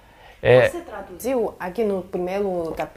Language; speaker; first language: Portuguese; non-native, fluent; Chinese